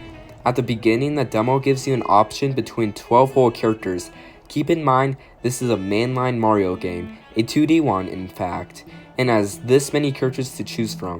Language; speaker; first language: English; native; English